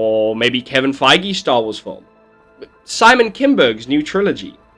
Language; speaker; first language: English; native; English